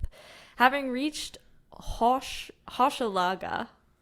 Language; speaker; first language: English; native; English